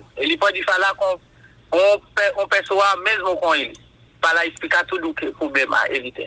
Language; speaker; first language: Portuguese; non-native, local second language; Haitian Creole